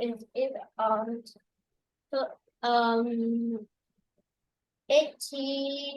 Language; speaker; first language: English; non-native, learner; Vietnamese